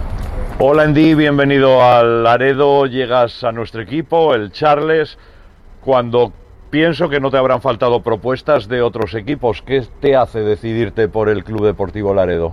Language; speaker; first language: Spanish; native; Spanish